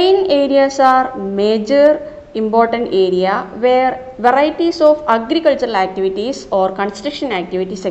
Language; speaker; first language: English; non-native, local second language; Malayalam